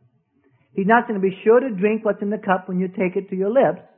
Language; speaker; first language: English; native; English